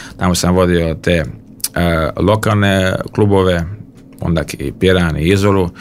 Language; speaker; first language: Serbian; early bilingual, heritage; Bosnian